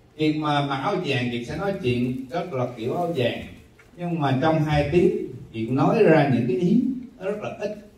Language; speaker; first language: Vietnamese; native; Vietnamese